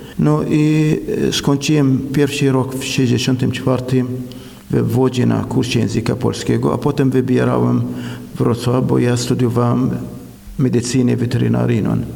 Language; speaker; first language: Polish; non-native, fluent; Arabic